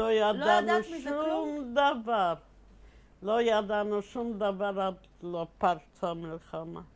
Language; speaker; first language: Hebrew; non-native, fluent; Polish